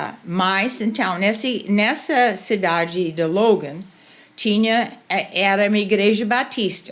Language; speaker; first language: Portuguese; non-native, fluent; English